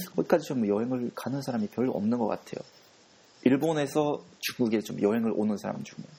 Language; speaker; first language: Korean; non-native, fluent; Japanese